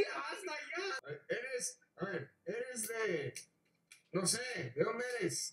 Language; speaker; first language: Spanish; non-native, fluent; English